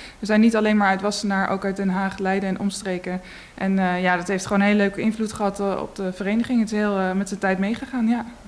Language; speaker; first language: Dutch; native; Dutch